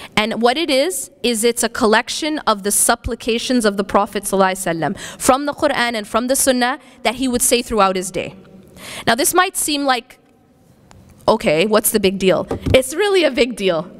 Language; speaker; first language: English; native; English